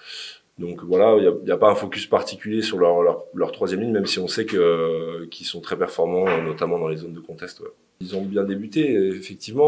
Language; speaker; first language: French; native; French